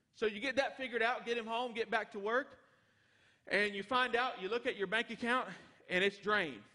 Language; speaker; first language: English; native; English